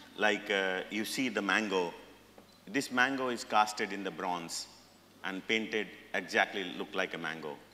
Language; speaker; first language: English; non-native, local second language; Hindi